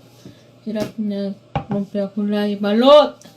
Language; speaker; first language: Filipino; non-native, learner; Korean